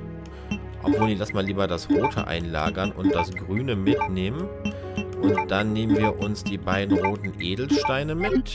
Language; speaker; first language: German; native; German